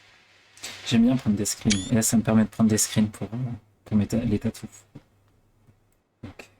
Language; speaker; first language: French; native; French